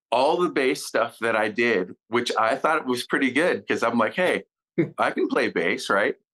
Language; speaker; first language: English; native; English